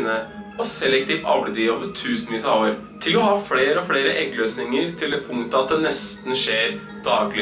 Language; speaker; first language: Norwegian; native; Norwegian